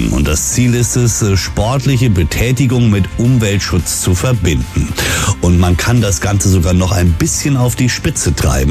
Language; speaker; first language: German; native; German